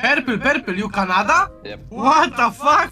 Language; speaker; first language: English; non-native, learner; Polish